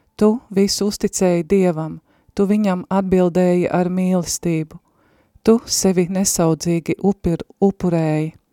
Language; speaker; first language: Latvian; native; Latvian